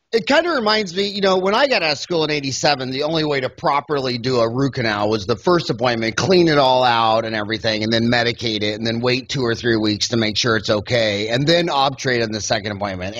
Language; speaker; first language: English; native; English